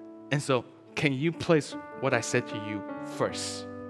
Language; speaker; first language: English; early bilingual, other home language; Chinese